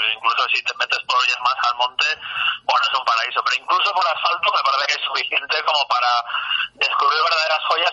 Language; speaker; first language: Spanish; native; Spanish